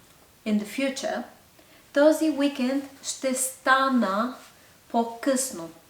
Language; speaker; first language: Bulgarian; non-native, fluent; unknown